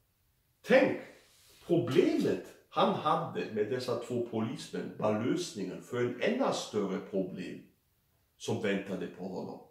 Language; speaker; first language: Swedish; non-native, fluent; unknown